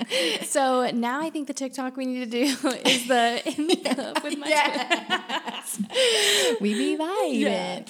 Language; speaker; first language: English; native; English